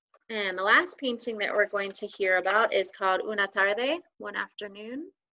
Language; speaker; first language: English; native; English